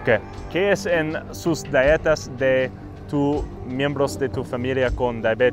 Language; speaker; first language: Spanish; non-native, learner; English